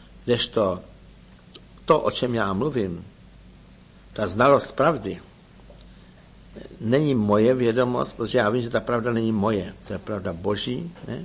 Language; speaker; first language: Czech; native; Czech